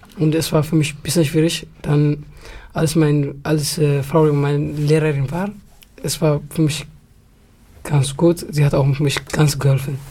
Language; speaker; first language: German; non-native, learner; Tigrinya